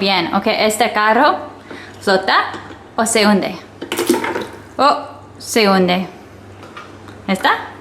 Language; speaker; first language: Spanish; non-native, learner; English